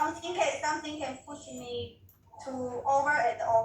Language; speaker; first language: English; non-native, learner; Chinese